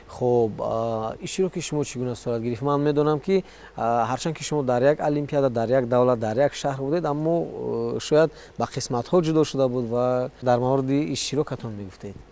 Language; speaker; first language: Tajik; native; Tajik